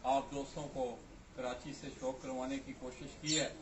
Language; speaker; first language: Urdu; native; Urdu